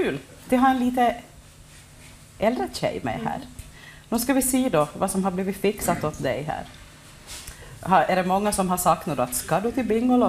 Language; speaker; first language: Swedish; native; Swedish